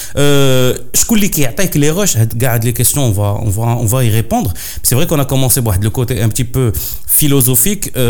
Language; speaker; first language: French; non-native, local second language; Arabic